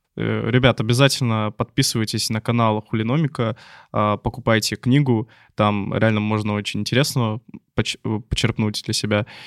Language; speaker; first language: Russian; native; Russian